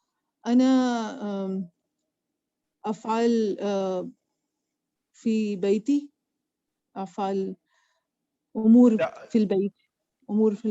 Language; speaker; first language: Arabic; non-native, learner; Urdu